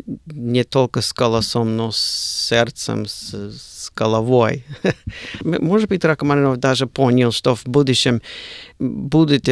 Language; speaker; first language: Russian; non-native, learner; English